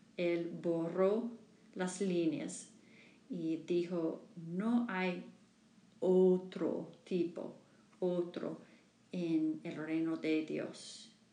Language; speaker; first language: Spanish; non-native, learner; English